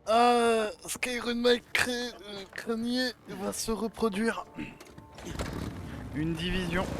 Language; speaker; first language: French; native; French